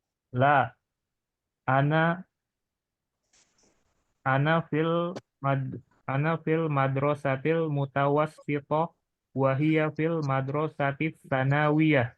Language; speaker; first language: Arabic; non-native, learner; Indonesian